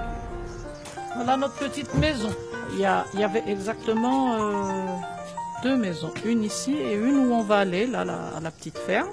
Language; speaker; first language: French; native; French